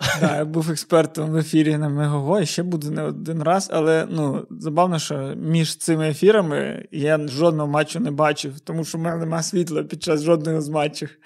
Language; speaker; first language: Ukrainian; native; Ukrainian